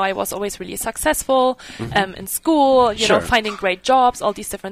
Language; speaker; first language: English; non-native, fluent; German